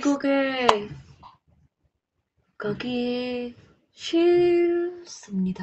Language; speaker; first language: Korean; non-native, learner; English